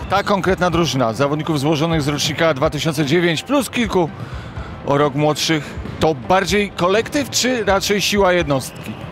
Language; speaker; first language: Polish; native; Polish